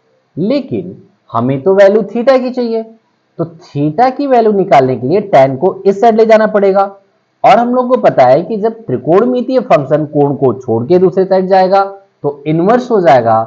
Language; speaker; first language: Hindi; native; Hindi